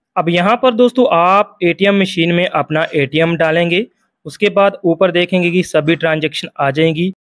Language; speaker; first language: Hindi; non-native, local second language; Punjabi